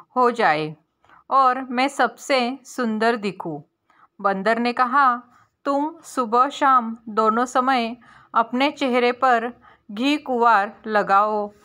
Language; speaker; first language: Hindi; non-native, local second language; Marathi